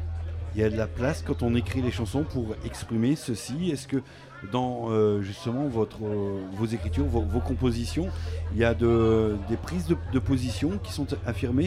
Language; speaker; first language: French; native; French